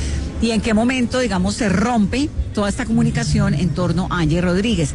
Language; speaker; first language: Spanish; native; Spanish